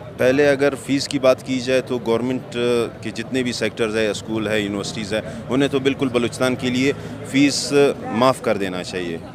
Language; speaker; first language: Urdu; non-native, local second language; Pashto